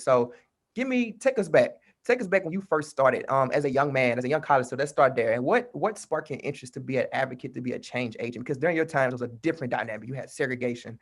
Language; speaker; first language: English; native; English